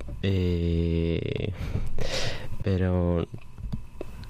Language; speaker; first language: Catalan; non-native, learner; Spanish